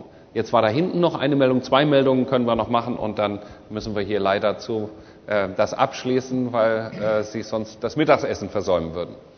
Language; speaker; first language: German; native; German